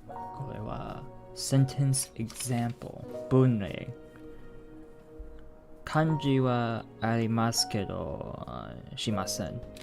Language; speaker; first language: Japanese; non-native, learner; English